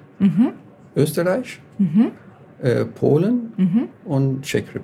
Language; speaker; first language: German; non-native, learner; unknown